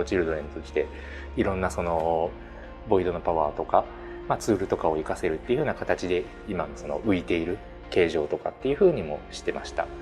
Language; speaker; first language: Japanese; native; Japanese